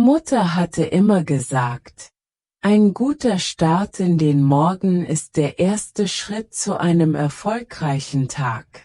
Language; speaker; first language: German; native; German